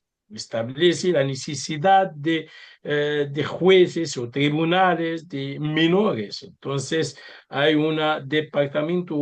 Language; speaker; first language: Spanish; non-native, learner; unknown